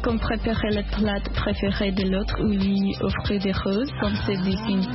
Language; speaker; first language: French; non-native, learner; English